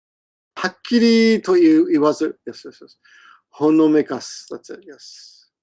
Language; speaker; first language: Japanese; non-native, fluent; English